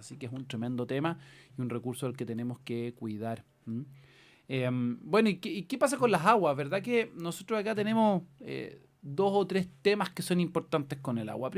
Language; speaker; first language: Spanish; native; Spanish